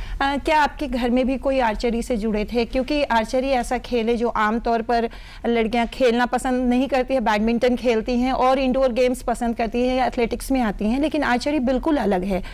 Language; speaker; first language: Hindi; native; Hindi